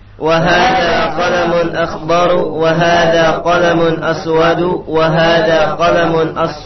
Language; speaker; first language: Arabic; non-native, learner; Indonesian